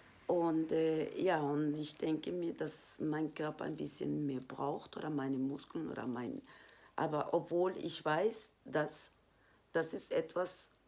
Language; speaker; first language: German; non-native, fluent; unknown